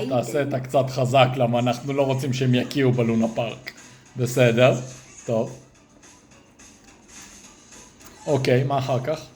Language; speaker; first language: Hebrew; native; Hebrew